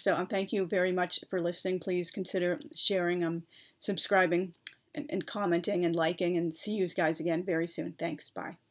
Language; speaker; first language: English; native; English